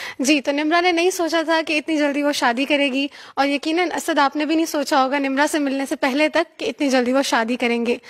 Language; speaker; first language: Urdu; native; Urdu